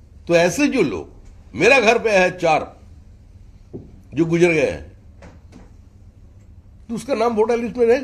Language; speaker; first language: Hindi; non-native, local second language; Bangla